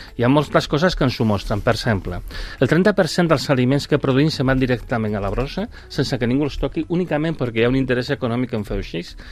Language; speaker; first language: Catalan; non-native, local second language; Spanish